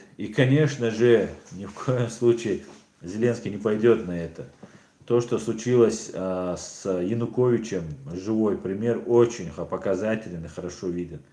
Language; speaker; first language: Russian; non-native, local second language; Chechen